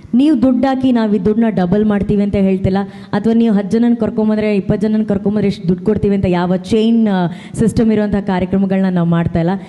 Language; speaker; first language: Kannada; native; Kannada